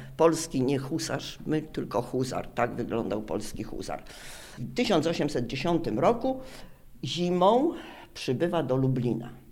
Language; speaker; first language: Polish; native; Polish